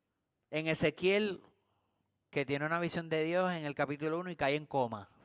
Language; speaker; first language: Spanish; native; Spanish